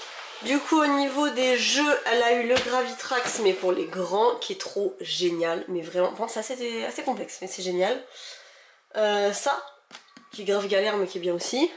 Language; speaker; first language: French; native; French